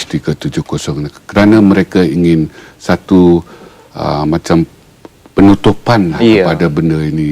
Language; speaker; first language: Malay; native; Malay